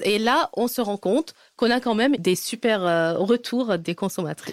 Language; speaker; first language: French; non-native, fluent; Arabic